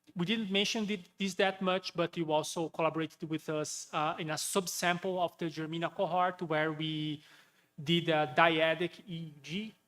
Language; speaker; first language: English; non-native, fluent; Portuguese